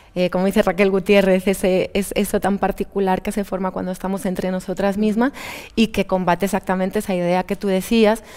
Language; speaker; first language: Spanish; native; Spanish